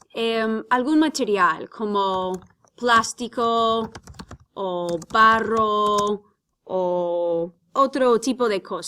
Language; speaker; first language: Spanish; non-native, fluent; English